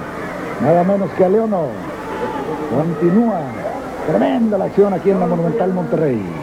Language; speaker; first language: Spanish; native; Spanish